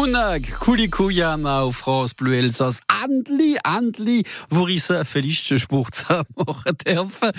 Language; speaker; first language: German; native; German